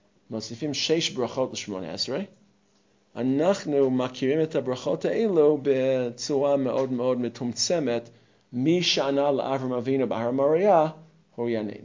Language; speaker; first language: Hebrew; non-native, fluent; English